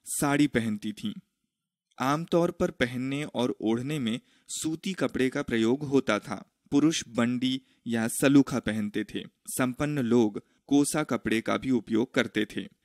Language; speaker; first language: Hindi; native; Hindi